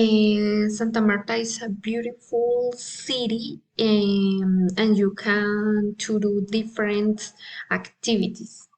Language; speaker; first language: English; non-native, learner; Spanish